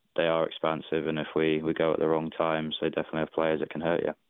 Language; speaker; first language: English; native; English